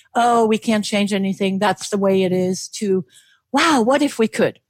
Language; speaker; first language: English; non-native, fluent; German